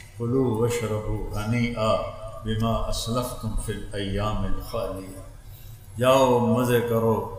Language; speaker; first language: Urdu; non-native, local second language; Punjabi